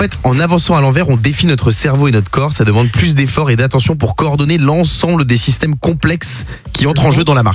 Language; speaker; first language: French; native; French